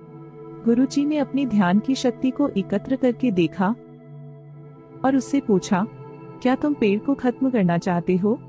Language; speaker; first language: Hindi; native; Hindi